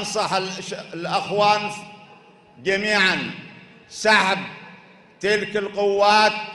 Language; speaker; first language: Arabic; native; Arabic